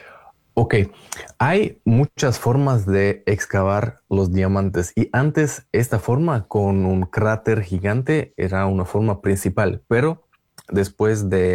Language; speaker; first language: Spanish; non-native, learner; Russian